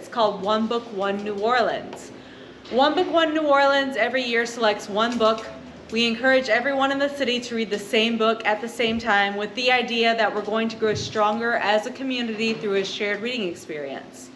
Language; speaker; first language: English; native; English